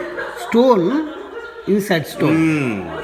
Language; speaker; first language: English; non-native, learner; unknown